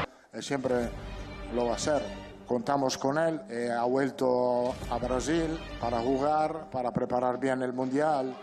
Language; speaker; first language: Spanish; non-native, fluent; Italian